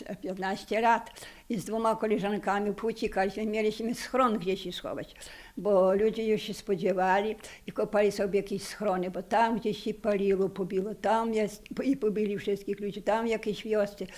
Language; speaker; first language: Polish; non-native, local second language; Ukrainian